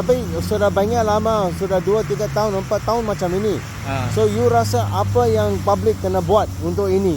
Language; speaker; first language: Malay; non-native, local second language; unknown